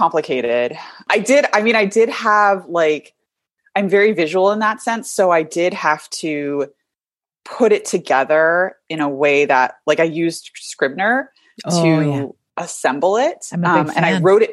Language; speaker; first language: English; native; English